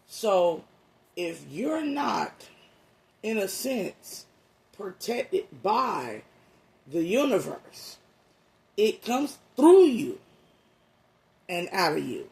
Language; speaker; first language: English; native; English